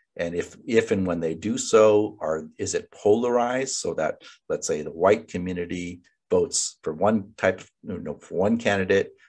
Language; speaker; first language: English; native; English